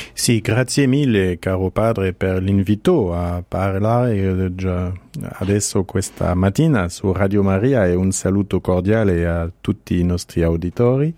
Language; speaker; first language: Italian; non-native, fluent; French